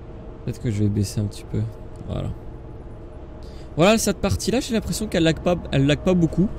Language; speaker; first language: French; native; French